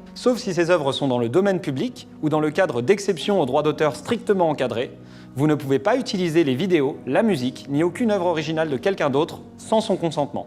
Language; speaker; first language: French; native; French